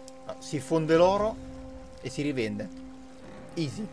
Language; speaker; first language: Italian; native; Italian